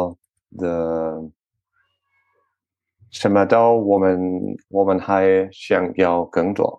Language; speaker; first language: Chinese; non-native, learner; French